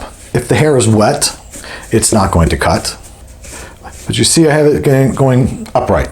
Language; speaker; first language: English; native; English